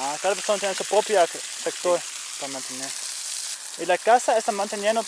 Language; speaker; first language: Spanish; non-native, learner; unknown